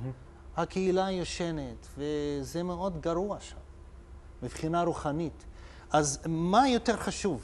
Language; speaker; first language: Hebrew; non-native, local second language; Arabic